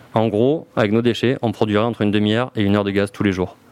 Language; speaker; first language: French; native; French